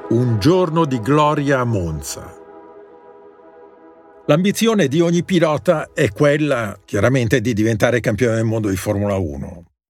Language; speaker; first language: Italian; native; Italian